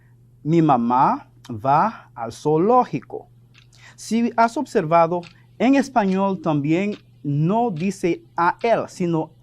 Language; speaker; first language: Spanish; non-native, fluent; French